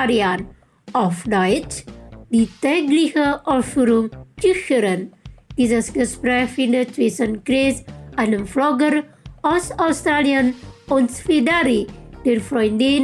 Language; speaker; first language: German; non-native, fluent; Indonesian